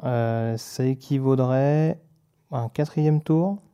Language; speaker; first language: French; native; French